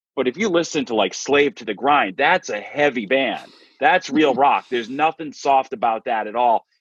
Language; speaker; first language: English; native; English